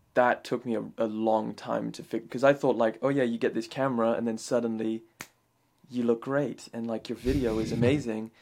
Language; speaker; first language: English; native; English